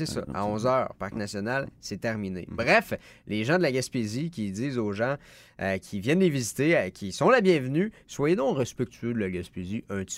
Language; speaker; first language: French; native; French